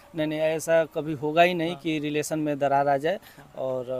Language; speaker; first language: Hindi; native; Hindi